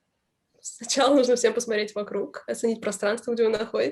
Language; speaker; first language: Russian; native; Russian